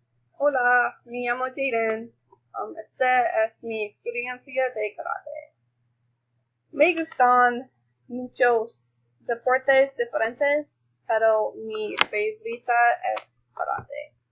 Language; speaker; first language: Spanish; non-native, learner; English